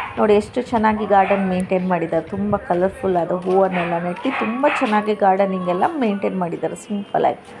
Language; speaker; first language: Kannada; non-native, local second language; Tulu